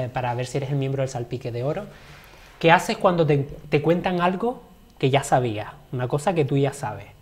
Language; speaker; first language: Spanish; native; Spanish